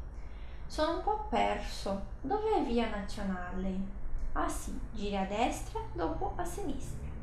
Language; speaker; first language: Italian; non-native, fluent; Portuguese